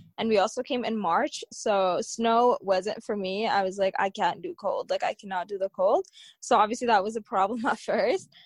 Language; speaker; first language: English; early bilingual, other home language; Tigrinya